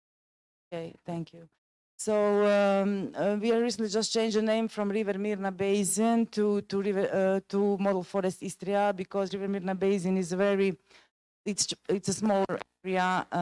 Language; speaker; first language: English; non-native, fluent; Croatian